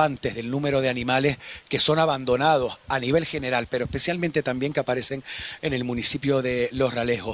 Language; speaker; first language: Spanish; native; Spanish